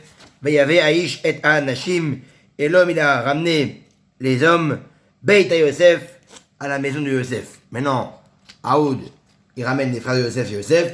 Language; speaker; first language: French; native; French